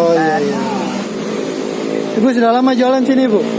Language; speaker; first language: Indonesian; native; Indonesian